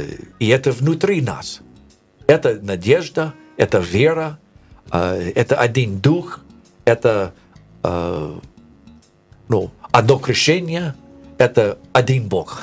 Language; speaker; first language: Russian; non-native, learner; English